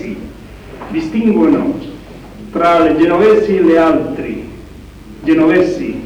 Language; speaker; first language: Italian; non-native, learner; Spanish